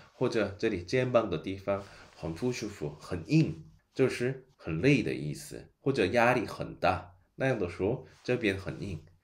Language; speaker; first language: Chinese; non-native, fluent; Korean